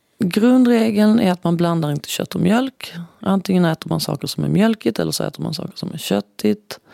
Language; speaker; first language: Swedish; native; Swedish